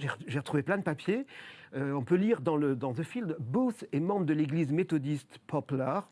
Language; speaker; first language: French; native; French